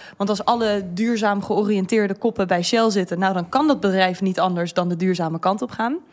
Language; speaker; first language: Dutch; early bilingual, heritage; Dutch